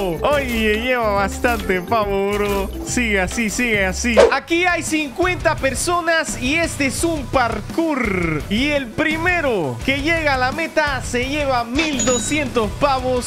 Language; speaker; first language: Spanish; native; Spanish